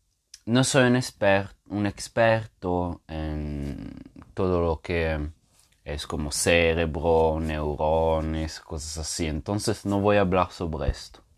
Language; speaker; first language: Spanish; non-native, fluent; Portuguese